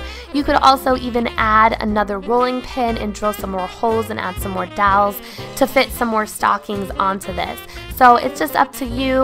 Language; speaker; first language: English; native; English